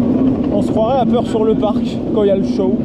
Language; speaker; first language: French; native; French